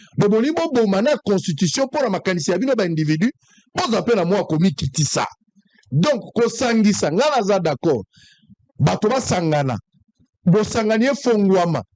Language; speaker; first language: Lingala; native; Lingala